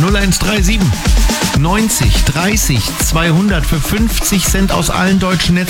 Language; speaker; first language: German; native; German